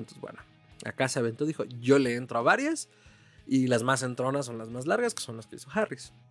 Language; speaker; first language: Spanish; native; Spanish